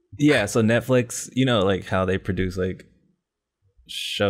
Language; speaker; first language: English; native; English